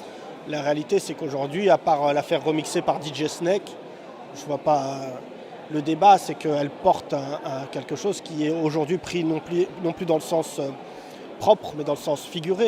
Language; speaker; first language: French; native; French